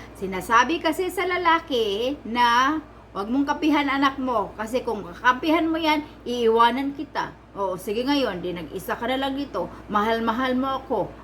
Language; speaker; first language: Filipino; non-native, local second language; Cebuano